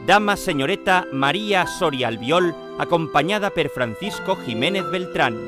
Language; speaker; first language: Catalan; native; Catalan